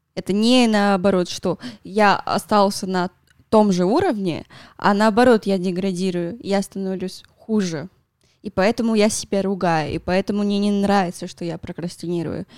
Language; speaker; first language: Russian; non-native, fluent; Spanish